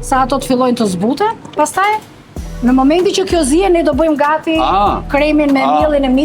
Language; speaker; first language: Albanian; native; Albanian